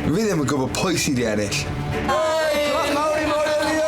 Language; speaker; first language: Welsh; native; Welsh